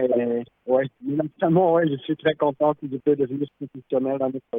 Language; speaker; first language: French; non-native, local second language; Dutch